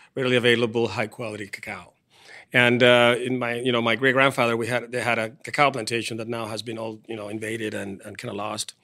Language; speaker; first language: English; non-native, fluent; Spanish